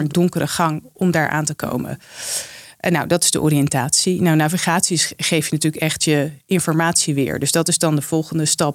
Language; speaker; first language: Dutch; native; Dutch